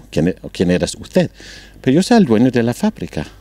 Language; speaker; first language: Spanish; non-native, learner; Danish